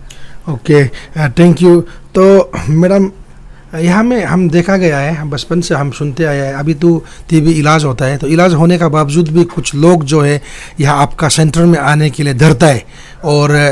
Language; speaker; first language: Hindi; non-native, local second language; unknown